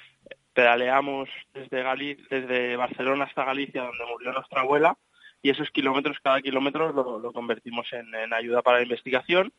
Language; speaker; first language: Spanish; native; Spanish